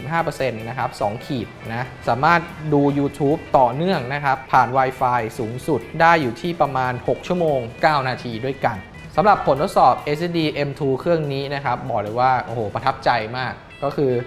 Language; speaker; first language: Thai; native; Thai